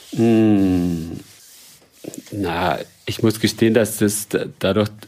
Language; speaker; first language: German; native; German